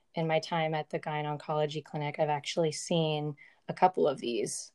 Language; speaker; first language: English; native; English